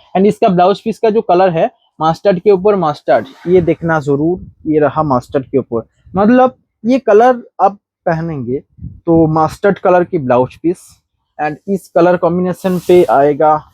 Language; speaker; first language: Hindi; non-native, local second language; Bangla